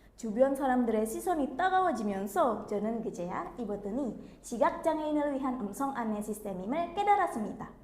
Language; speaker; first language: Korean; non-native, fluent; Indonesian